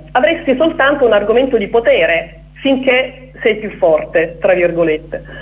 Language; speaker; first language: Italian; native; Italian